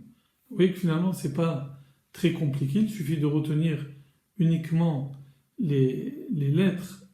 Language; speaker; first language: French; native; French